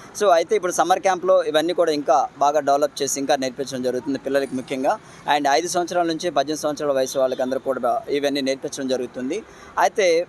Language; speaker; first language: Telugu; native; Telugu